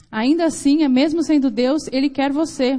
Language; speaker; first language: Portuguese; native; Portuguese